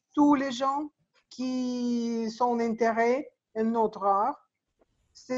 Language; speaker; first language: French; non-native, learner; Russian